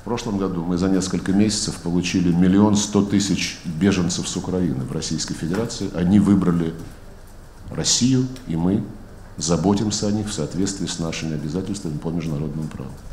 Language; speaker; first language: Russian; native; Russian